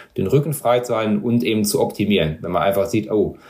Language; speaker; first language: German; non-native, local second language; Luxembourgish